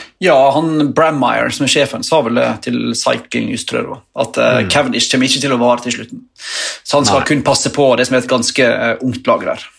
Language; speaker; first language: Norwegian; native; Norwegian